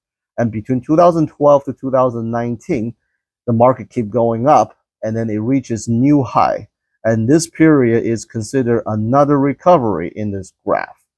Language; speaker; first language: English; non-native, fluent; Chinese